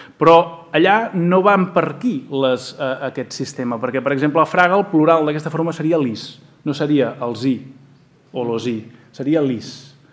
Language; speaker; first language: Catalan; native; Catalan